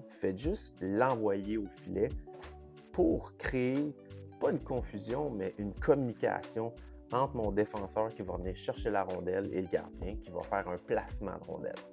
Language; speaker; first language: French; native; French